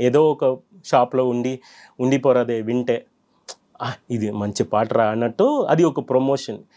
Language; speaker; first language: Telugu; non-native, fluent; Tamil